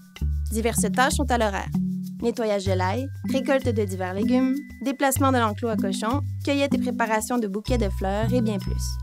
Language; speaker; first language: French; native; French